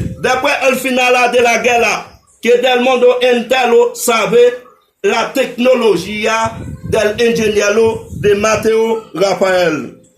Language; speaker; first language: Spanish; non-native, learner; Haitian Creole